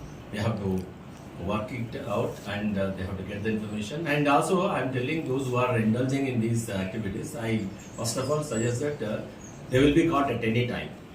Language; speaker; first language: English; non-native, local second language; Telugu